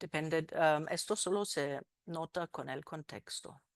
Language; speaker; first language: Spanish; non-native, fluent; German